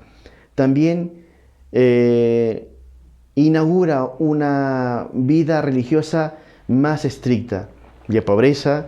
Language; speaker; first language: Spanish; native; Spanish